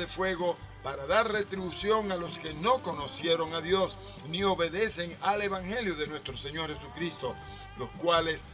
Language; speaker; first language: Spanish; native; Spanish